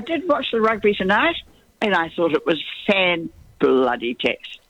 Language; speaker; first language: English; native; English